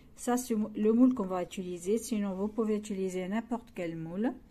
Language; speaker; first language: French; non-native, local second language; Arabic